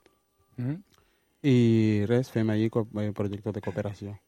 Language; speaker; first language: Catalan; early bilingual, other home language; Wolof